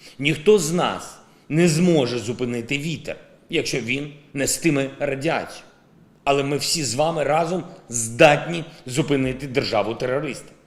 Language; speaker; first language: Ukrainian; non-native, local second language; Russian